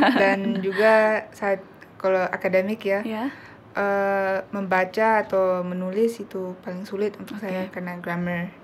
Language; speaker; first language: Indonesian; non-native, local second language; Korean